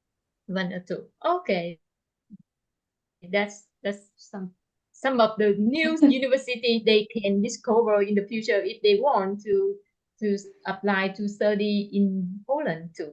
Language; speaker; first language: English; non-native, learner; Vietnamese